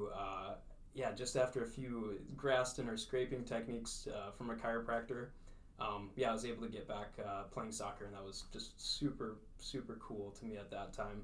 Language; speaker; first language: English; native; English